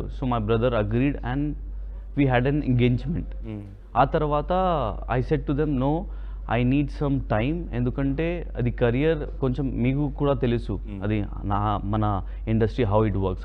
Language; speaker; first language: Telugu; non-native, local second language; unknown